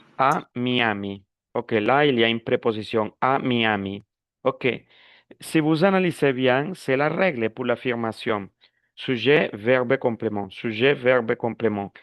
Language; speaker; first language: French; non-native, fluent; Spanish